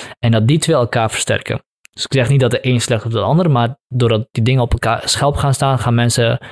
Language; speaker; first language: Dutch; early bilingual, other home language; Kurdish